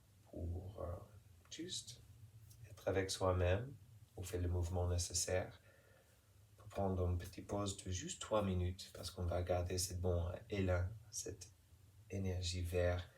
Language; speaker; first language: French; non-native, fluent; English